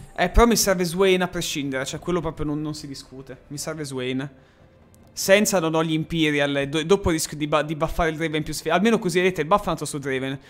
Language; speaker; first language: Italian; native; Italian